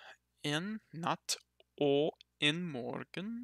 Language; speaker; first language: Norwegian; non-native, learner; English